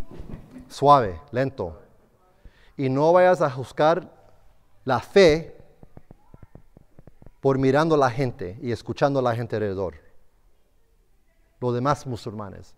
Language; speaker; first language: Spanish; non-native, fluent; English